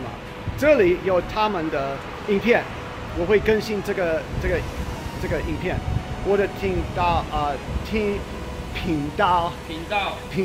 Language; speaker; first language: Chinese; non-native, learner; English